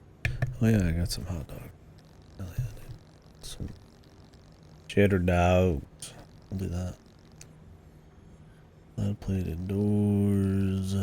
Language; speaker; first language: English; native; English